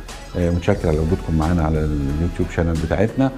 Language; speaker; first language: Arabic; native; Arabic